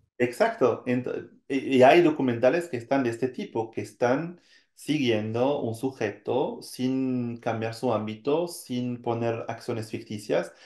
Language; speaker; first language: Spanish; non-native, fluent; French